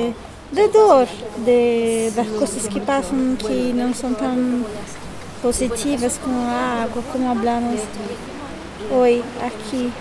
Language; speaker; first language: Spanish; non-native, fluent; Portuguese